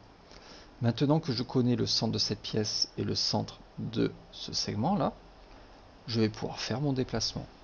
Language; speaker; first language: French; native; French